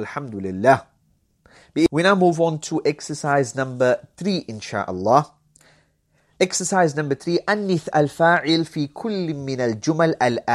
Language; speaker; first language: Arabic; non-native, fluent; English